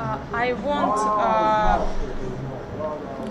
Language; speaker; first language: English; non-native, learner; Russian